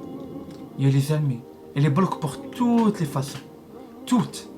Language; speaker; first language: French; non-native, learner; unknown